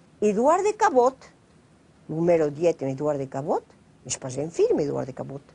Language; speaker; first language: Occitan; native; Occitan